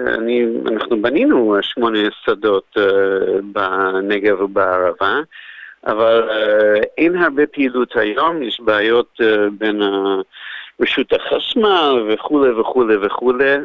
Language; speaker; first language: Hebrew; non-native, fluent; English